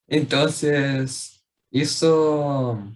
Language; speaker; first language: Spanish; non-native, learner; Portuguese